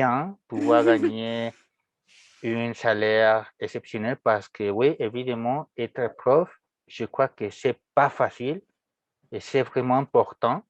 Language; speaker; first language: French; non-native, fluent; Spanish